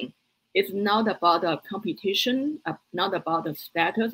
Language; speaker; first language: English; non-native, fluent; Chinese